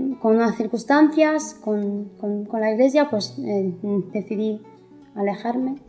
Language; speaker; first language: Spanish; non-native, fluent; Italian